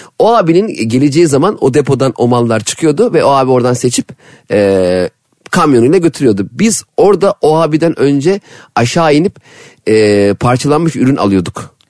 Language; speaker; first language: Turkish; native; Turkish